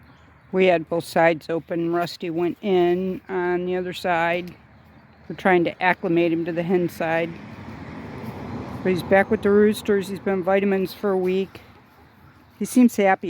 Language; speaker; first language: English; native; English